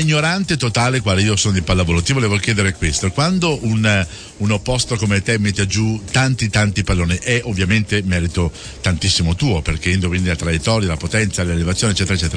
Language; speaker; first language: Italian; native; Italian